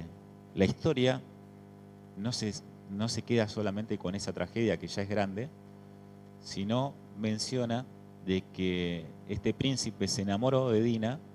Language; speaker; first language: Spanish; native; Spanish